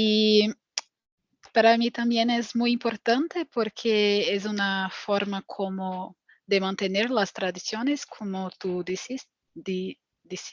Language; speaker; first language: Spanish; non-native, fluent; Portuguese